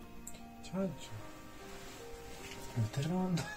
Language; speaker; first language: Spanish; native; Spanish